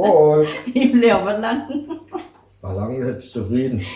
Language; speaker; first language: German; non-native, learner; Thai